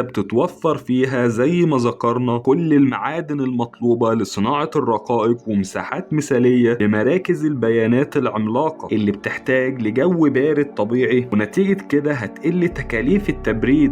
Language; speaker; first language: Arabic; native; Arabic